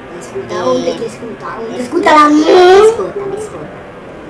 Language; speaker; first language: Portuguese; non-native, learner; Italian